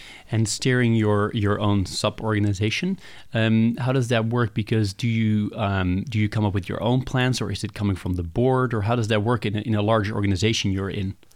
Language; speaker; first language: English; non-native, fluent; Dutch